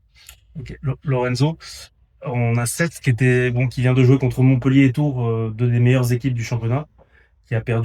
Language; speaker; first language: French; native; French